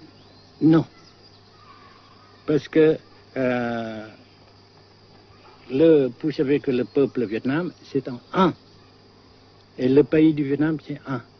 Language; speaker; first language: French; non-native, local second language; Vietnamese